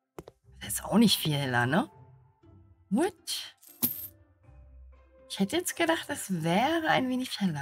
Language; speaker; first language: German; native; German